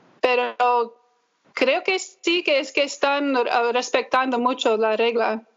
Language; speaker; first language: Spanish; early bilingual, heritage; English